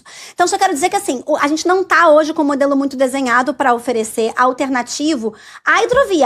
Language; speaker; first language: Portuguese; native; Portuguese